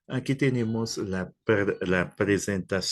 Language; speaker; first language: Spanish; non-native, fluent; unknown